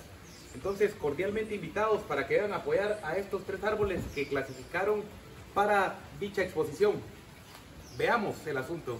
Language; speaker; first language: Spanish; native; Spanish